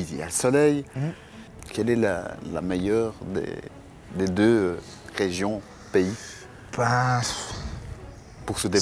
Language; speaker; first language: French; native; French